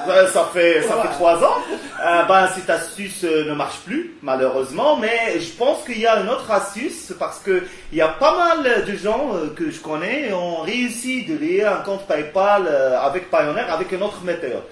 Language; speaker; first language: French; non-native, local second language; Arabic